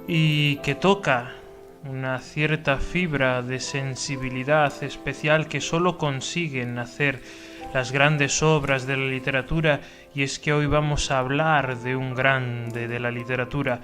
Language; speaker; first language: Spanish; native; Spanish